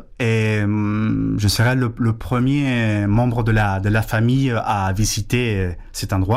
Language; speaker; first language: French; non-native, fluent; Spanish